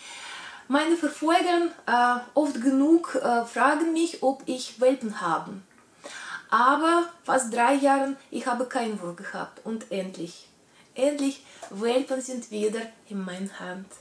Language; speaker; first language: German; non-native, learner; Russian